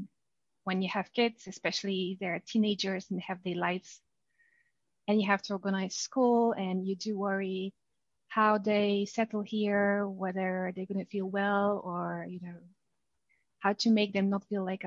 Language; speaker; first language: English; non-native, fluent; Polish